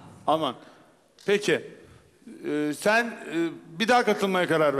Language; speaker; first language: Turkish; native; Turkish